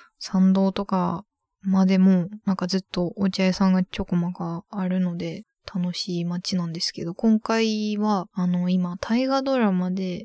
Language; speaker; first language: Japanese; native; Japanese